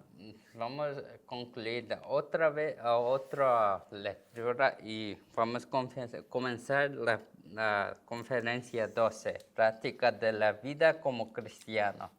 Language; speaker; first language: Spanish; non-native, learner; Korean